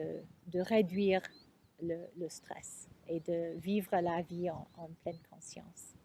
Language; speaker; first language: French; non-native, fluent; English